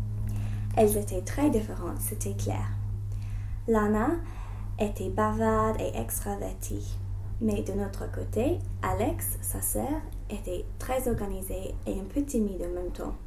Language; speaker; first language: French; non-native, learner; English